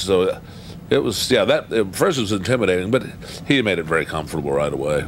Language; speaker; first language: English; native; English